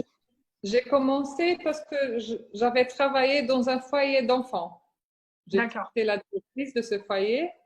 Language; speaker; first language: French; non-native, fluent; Portuguese